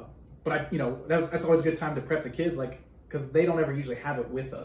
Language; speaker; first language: English; native; English